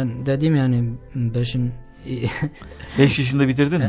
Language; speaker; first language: Turkish; non-native, learner; Albanian